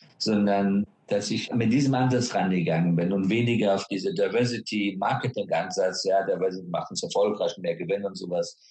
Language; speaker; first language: German; non-native, fluent; Persian